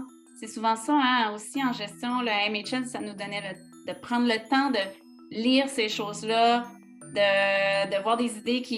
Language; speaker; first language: French; native; French